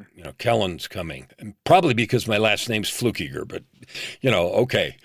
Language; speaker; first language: English; native; English